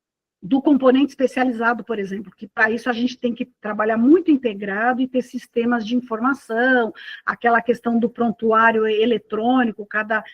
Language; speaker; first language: Portuguese; native; Portuguese